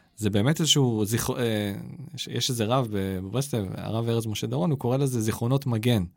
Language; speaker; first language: Hebrew; native; Hebrew